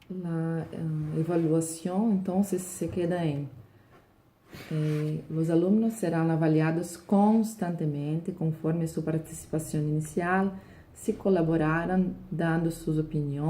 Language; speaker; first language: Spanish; non-native, learner; Portuguese